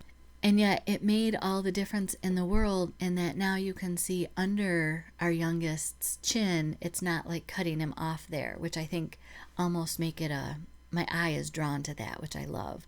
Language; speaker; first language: English; native; English